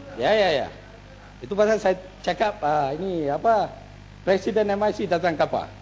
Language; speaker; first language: Malay; non-native, local second language; Tamil